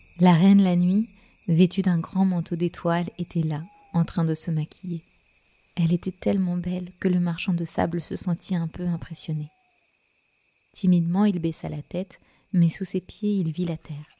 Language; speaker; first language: French; native; French